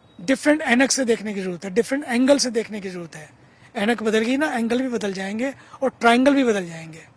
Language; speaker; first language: Hindi; native; Hindi